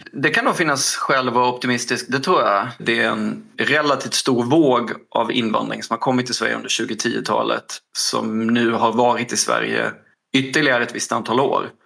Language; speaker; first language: Swedish; native; Swedish